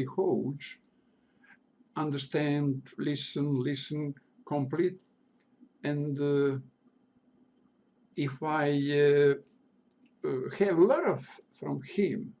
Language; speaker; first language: English; non-native, learner; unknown